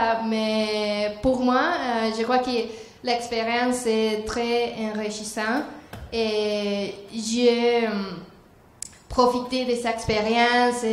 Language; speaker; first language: French; non-native, learner; Spanish